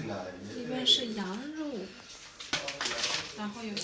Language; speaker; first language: Chinese; non-native, fluent; Armenian